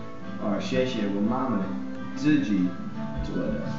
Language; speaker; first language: Chinese; non-native, learner; English